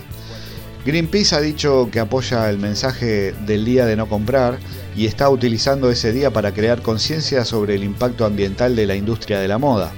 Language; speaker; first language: Spanish; native; Spanish